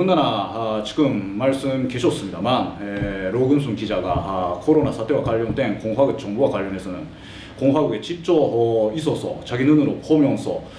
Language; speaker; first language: Korean; early bilingual, heritage; Korean